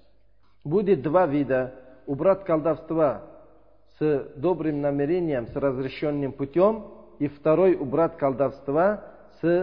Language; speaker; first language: Russian; non-native, learner; Uzbek